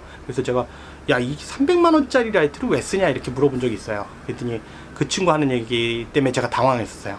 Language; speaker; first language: Korean; native; Korean